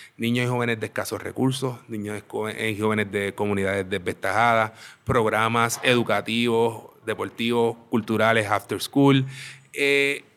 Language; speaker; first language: Spanish; native; Spanish